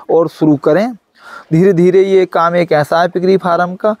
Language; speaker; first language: Hindi; native; Hindi